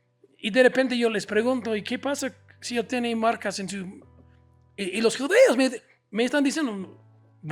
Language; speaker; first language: Spanish; non-native, fluent; English